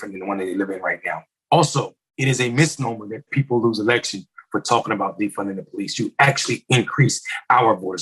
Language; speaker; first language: English; native; English